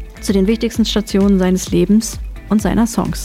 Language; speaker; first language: German; native; German